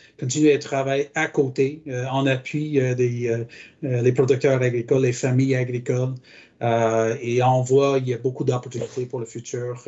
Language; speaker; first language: French; non-native, local second language; English